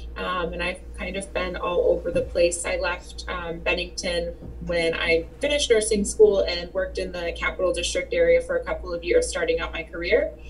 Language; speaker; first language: English; native; English